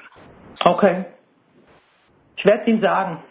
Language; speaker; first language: German; native; German